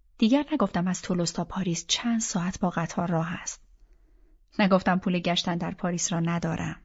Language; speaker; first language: Persian; native; Persian